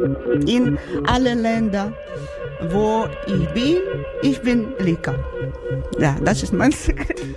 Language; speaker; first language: German; non-native, learner; Ukrainian